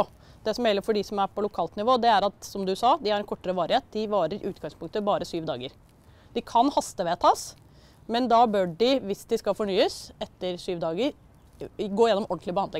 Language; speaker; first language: Norwegian; native; Norwegian